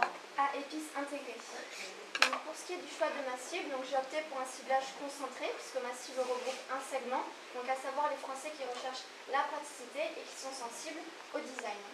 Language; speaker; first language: French; native; French